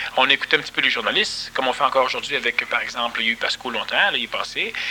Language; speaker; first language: French; native; French